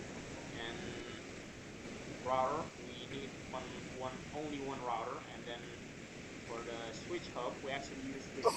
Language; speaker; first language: English; non-native, learner; Indonesian